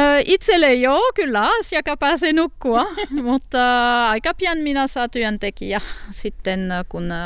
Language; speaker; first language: Finnish; non-native, learner; French